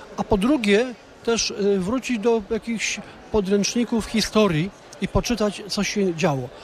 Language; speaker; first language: Polish; native; Polish